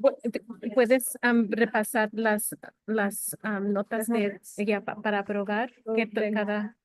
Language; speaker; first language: Spanish; early bilingual, heritage; Spanish